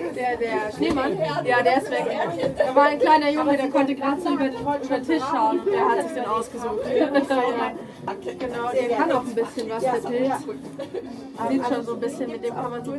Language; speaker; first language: German; native; German